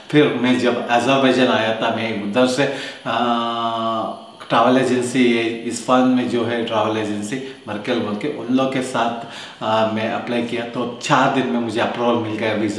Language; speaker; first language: Hindi; non-native, local second language; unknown